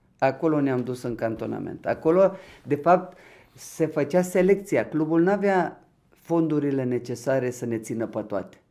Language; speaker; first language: Romanian; non-native, local second language; Ukrainian